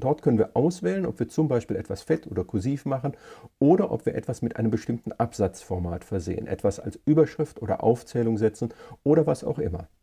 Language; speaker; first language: German; native; German